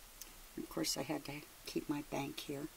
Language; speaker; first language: English; native; English